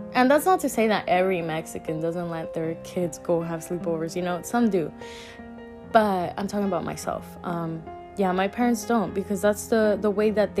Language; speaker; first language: English; native; English